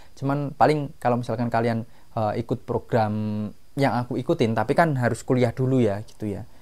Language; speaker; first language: Indonesian; non-native, local second language; Javanese